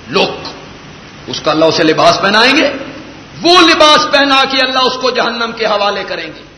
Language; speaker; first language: Urdu; non-native, local second language; Punjabi